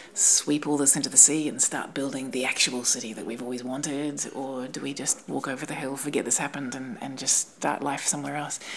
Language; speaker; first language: English; native; English